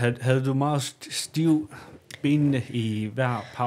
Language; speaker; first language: Danish; non-native, local second language; Kalaallisut